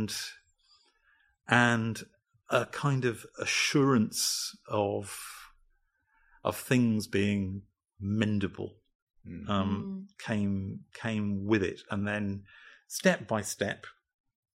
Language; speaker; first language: English; native; English